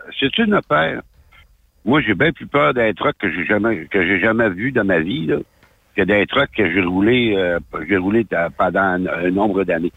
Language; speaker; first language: French; native; French